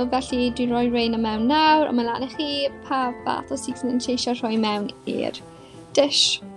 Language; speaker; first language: Welsh; non-native, local second language; English